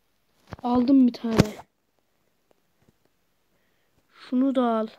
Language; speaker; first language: Turkish; native; Turkish